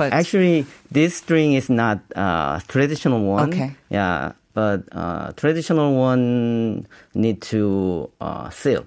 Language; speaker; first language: English; non-native, learner; Korean